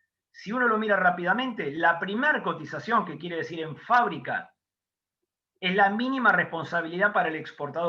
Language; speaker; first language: Spanish; native; Spanish